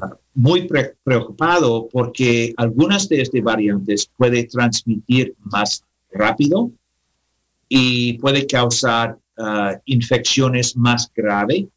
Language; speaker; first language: Spanish; non-native, learner; English